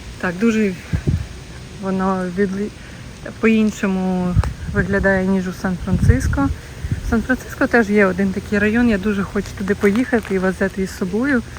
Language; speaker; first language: Ukrainian; native; Ukrainian